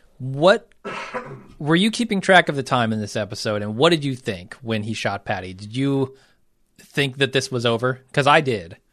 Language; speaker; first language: English; native; English